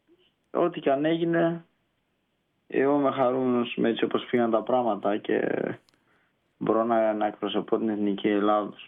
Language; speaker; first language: Greek; early bilingual, heritage; Greek